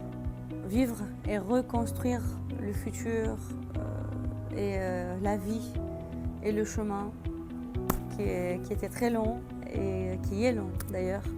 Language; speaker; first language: French; non-native, fluent; Arabic